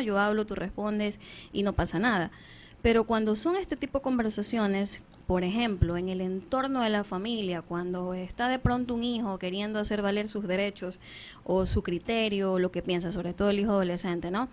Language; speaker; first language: Spanish; native; Spanish